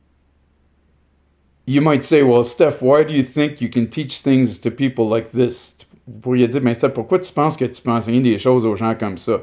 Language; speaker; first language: French; native; French